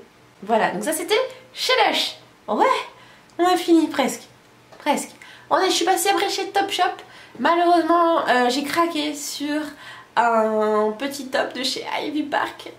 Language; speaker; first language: French; native; French